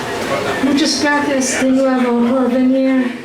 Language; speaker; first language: Spanish; non-native, learner; English